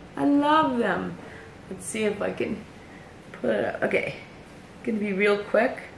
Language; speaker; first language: English; native; English